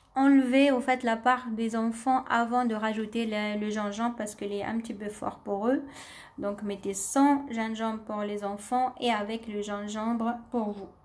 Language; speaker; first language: French; non-native, local second language; Arabic